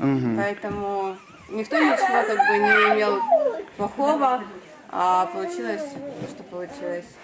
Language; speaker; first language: Russian; native; Russian